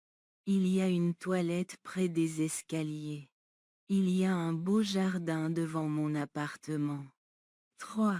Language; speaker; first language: French; non-native, learner; Bangla